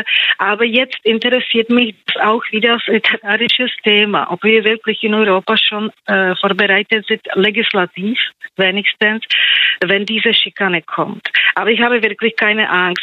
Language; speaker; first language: German; non-native, fluent; Czech